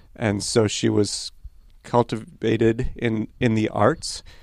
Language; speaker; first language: English; early bilingual, other home language; Polish